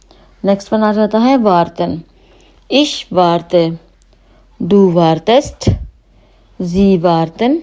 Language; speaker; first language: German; non-native, fluent; Hindi